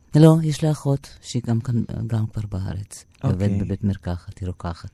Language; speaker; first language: Hebrew; non-native, fluent; Russian